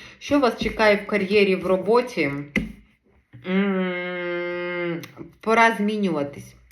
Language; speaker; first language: Ukrainian; non-native, local second language; Russian